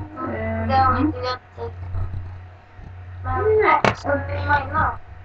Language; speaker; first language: Swedish; native; Swedish